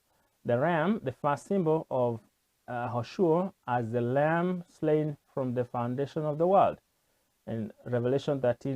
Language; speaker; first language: English; non-native, local second language; Kikuyu